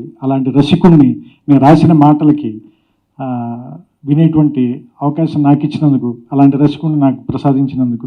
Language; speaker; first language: Telugu; native; Telugu